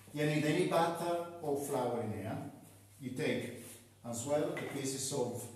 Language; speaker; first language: English; non-native, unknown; Italian